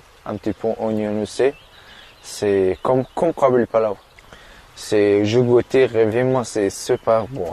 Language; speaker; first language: French; non-native, learner; Persian